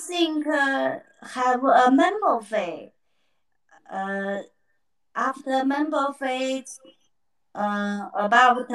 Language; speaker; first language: English; non-native, learner; Chinese